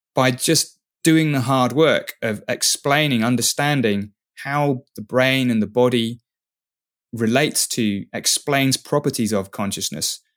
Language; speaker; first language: English; native; English